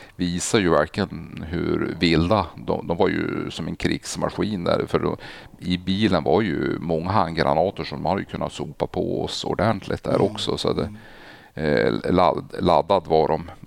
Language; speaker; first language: Swedish; native; Swedish